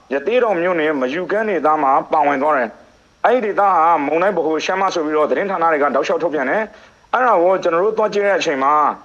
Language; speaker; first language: Burmese; native; Burmese